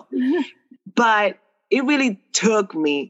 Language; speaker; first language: English; non-native, fluent; Spanish